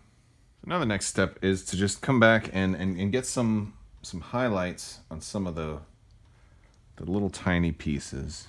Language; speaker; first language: English; native; English